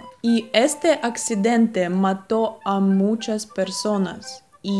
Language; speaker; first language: Spanish; non-native, fluent; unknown